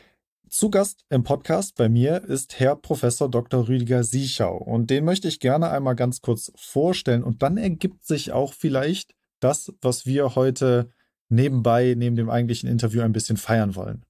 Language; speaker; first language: German; native; German